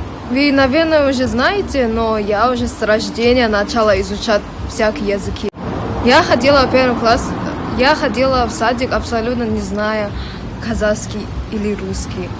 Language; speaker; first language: Russian; non-native, local second language; English